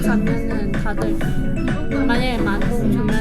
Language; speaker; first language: Korean; non-native, learner; Vietnamese